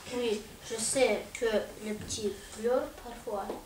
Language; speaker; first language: French; non-native, learner; Russian